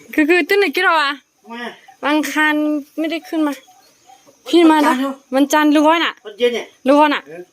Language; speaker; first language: Thai; non-native, local second language; Karen languages